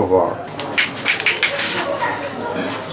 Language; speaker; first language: French; non-native, learner; Arabic